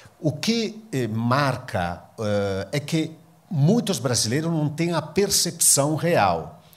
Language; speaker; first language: Portuguese; non-native, fluent; Italian